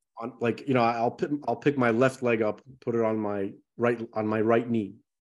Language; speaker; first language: English; early bilingual, other home language; Russian